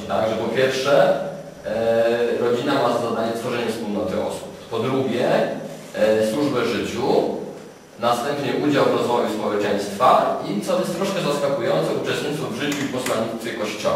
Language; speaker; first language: Polish; native; Polish